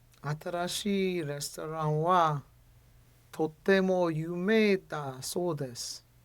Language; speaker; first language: Japanese; non-native, learner; English